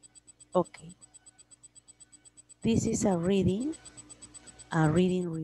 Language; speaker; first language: English; non-native, learner; Spanish